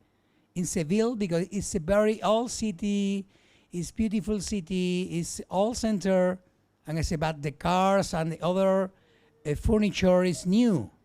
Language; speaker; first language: English; non-native, learner; Spanish